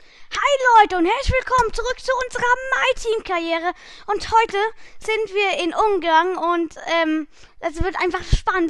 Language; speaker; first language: German; native; German